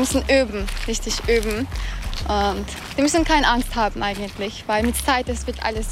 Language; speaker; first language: German; non-native, learner; Turkish